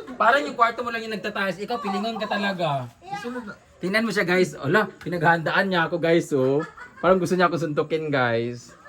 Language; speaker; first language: Filipino; non-native, local second language; Cebuano